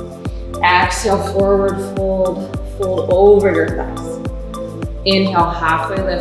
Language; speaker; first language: English; native; English